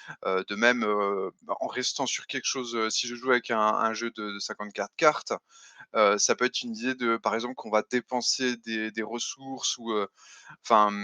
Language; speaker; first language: French; native; French